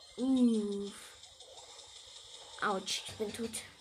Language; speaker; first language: German; native; German